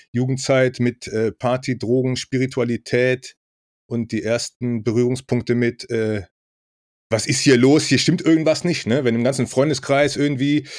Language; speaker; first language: German; native; German